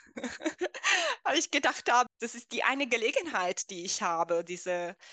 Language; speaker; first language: German; non-native, fluent; Italian